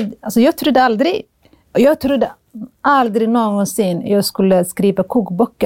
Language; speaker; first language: Swedish; non-native, fluent; Somali